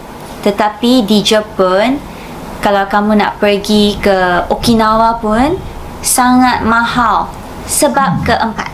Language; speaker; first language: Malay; non-native, fluent; Japanese